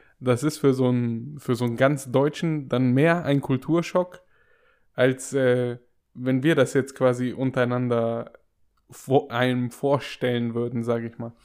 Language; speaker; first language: German; native; German